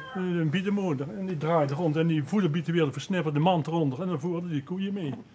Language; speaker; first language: Dutch; native; Dutch